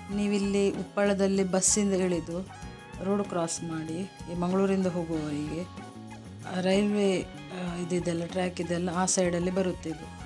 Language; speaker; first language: Kannada; non-native, local second language; Konkani